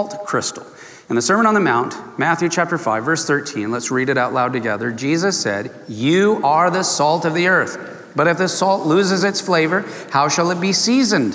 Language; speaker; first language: English; native; English